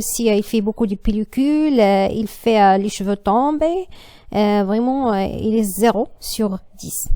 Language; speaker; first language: French; non-native, learner; Arabic